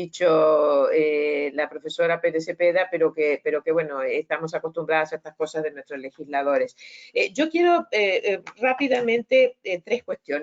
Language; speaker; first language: Spanish; native; Spanish